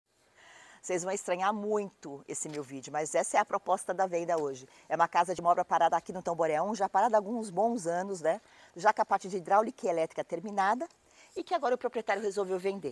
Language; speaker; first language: Portuguese; native; Portuguese